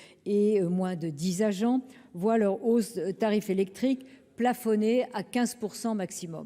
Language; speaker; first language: French; native; French